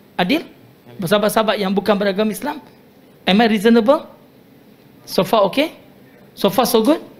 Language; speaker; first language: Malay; non-native, local second language; Tamil